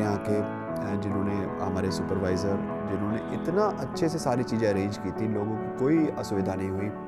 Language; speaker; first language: Hindi; native; Hindi